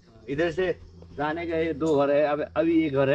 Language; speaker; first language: Hindi; non-native, learner; Nepali